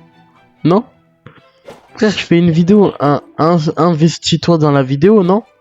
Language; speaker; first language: French; native; French